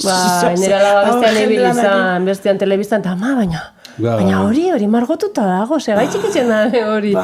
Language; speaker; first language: Basque; native; Basque